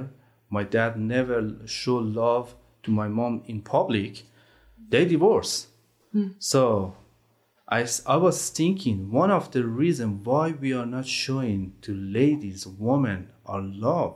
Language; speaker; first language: English; non-native, learner; Persian